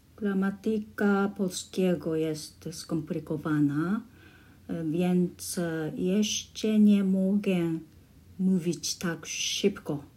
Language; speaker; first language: Polish; non-native, learner; Japanese